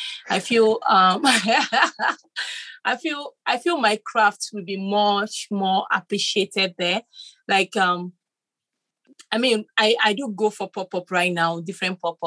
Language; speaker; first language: English; non-native, local second language; Yoruba